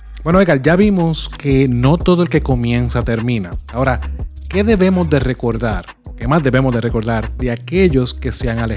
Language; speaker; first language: Spanish; native; Spanish